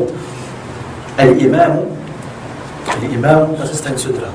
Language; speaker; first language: German; non-native, learner; Arabic